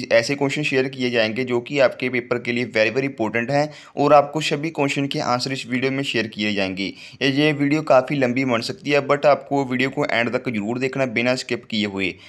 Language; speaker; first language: Hindi; non-native, local second language; Punjabi